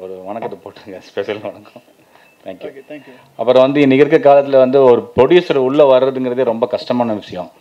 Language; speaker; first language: Tamil; native; Tamil